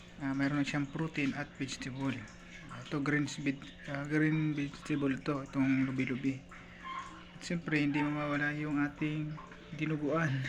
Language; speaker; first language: Filipino; non-native, local second language; Bikol